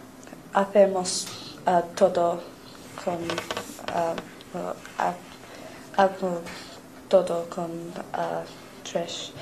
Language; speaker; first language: Spanish; non-native, learner; English